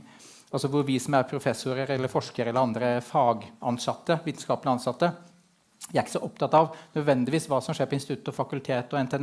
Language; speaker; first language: Norwegian; native; Norwegian